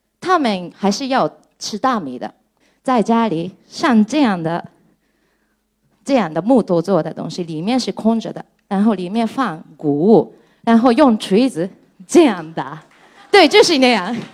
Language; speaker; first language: Chinese; non-native, fluent; Japanese